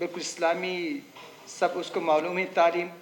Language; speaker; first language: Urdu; non-native, learner; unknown